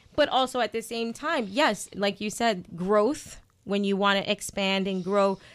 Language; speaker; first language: English; native; English